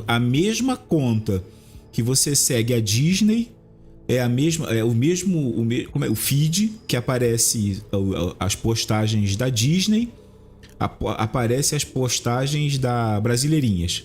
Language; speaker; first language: Portuguese; native; Portuguese